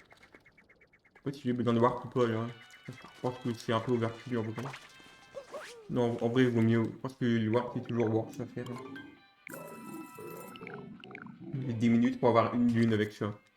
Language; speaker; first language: French; native; French